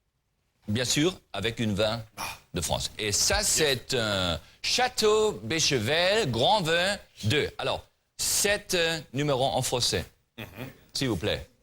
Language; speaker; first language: French; non-native, learner; German